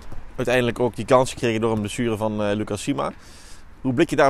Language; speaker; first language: Dutch; native; Dutch